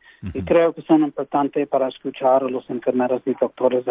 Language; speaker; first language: Spanish; early bilingual, heritage; English